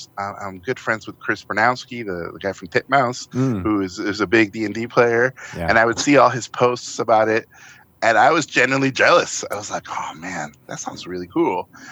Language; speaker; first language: English; non-native, fluent; Spanish